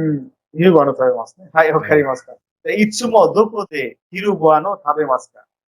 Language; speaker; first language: Japanese; non-native, fluent; Bangla